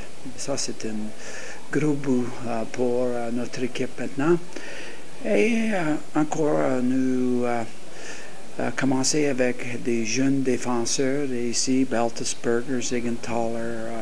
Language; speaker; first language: French; non-native, learner; English